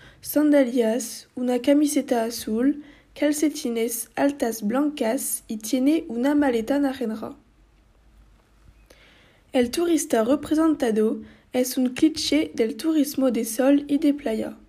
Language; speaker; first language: Spanish; non-native, learner; French